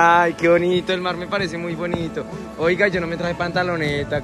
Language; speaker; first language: Spanish; native; Spanish